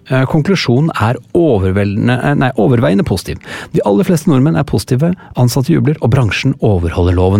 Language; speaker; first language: Norwegian; native; Norwegian